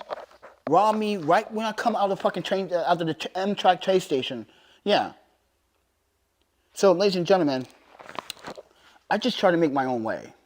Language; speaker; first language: English; native; English